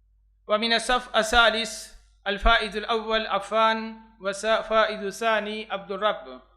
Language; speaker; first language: Arabic; non-native, fluent; Urdu